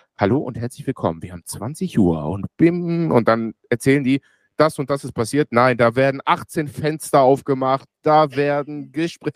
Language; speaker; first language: German; native; German